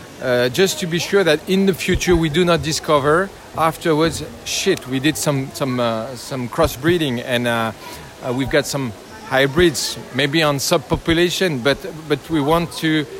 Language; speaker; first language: English; non-native, learner; French